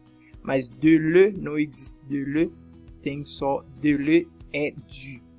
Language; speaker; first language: Portuguese; non-native, fluent; French